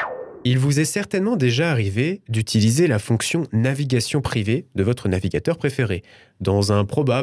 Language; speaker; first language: French; native; French